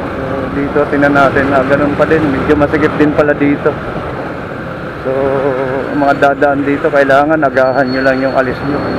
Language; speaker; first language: Filipino; native; Filipino